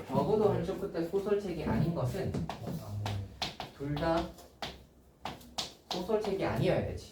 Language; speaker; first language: Korean; native; Korean